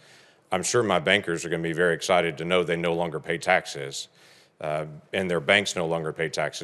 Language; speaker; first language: English; native; English